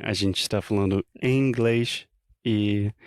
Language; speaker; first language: Portuguese; non-native, fluent; English